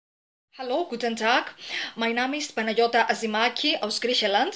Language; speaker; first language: German; non-native, learner; Greek